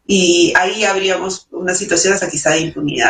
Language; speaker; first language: Spanish; native; Spanish